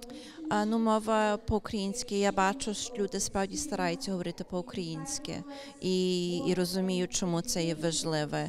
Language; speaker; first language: Ukrainian; early bilingual, heritage; English